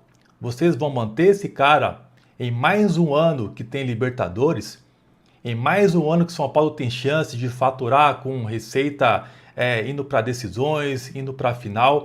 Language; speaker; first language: Portuguese; native; Portuguese